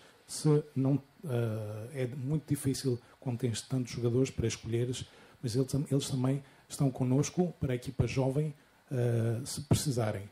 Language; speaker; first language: Portuguese; non-native, fluent; Greek